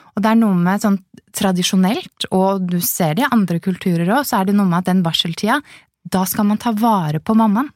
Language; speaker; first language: Norwegian; native; Norwegian